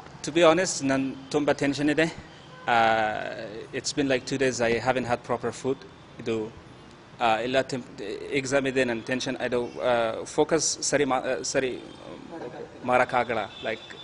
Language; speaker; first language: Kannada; non-native, learner; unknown